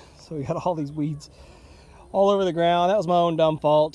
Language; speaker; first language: English; native; English